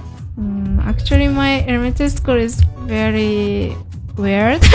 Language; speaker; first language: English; non-native, learner; Japanese